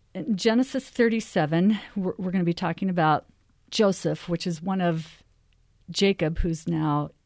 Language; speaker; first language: English; native; English